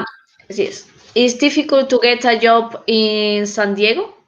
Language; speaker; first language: English; non-native, learner; Spanish